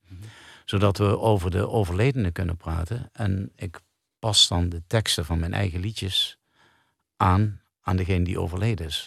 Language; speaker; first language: Dutch; native; Dutch